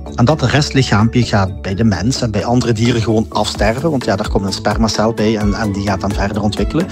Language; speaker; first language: Dutch; native; Dutch